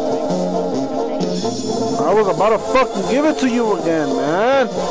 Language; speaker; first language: English; early bilingual, other home language; Spanish